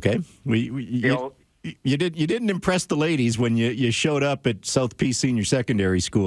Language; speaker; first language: English; native; English